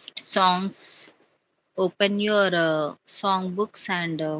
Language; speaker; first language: English; non-native, local second language; Telugu